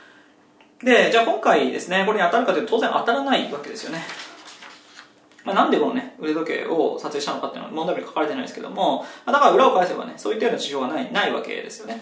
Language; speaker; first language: Japanese; native; Japanese